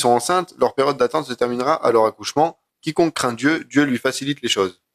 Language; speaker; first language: French; native; French